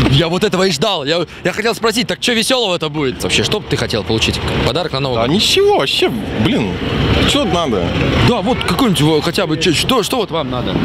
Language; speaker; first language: Russian; native; Russian